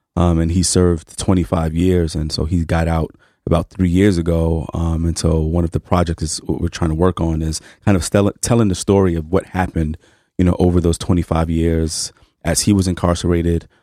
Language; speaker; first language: English; native; English